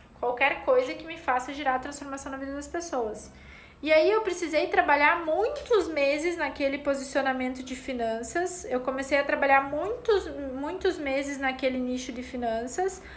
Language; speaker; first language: Portuguese; native; Portuguese